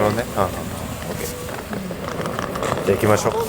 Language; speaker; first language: Japanese; native; Japanese